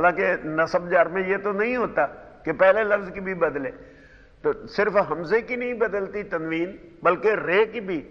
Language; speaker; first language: Urdu; non-native, local second language; Punjabi